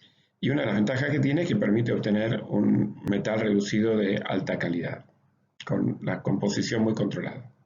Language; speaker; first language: Spanish; native; Spanish